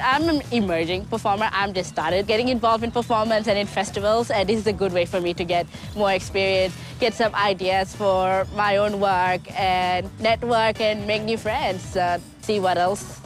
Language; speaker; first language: English; non-native, local second language; Bangla